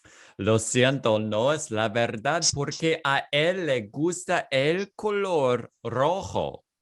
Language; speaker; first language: Spanish; non-native, fluent; English